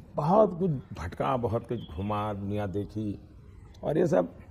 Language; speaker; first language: Hindi; non-native, local second language; Gujarati